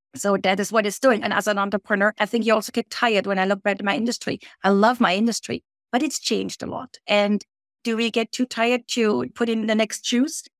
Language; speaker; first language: English; non-native, fluent; German